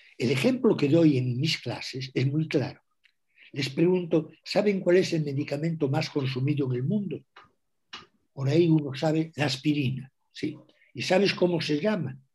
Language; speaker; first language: Spanish; non-native, local second language; Galician